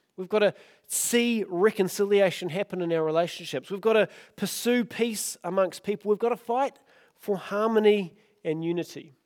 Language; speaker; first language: English; native; English